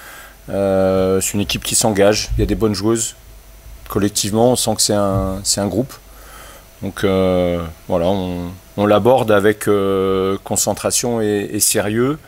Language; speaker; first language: French; native; French